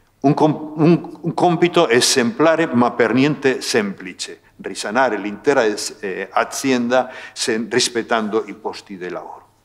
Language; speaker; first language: Italian; non-native, fluent; Spanish